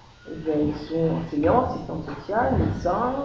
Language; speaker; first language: French; native; French